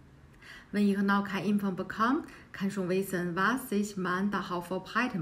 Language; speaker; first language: German; non-native, learner; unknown